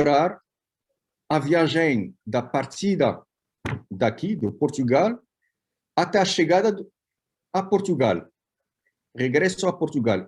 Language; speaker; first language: Portuguese; non-native, fluent; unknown